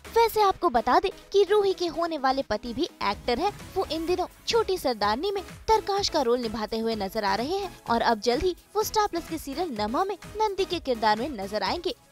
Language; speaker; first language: Hindi; native; Hindi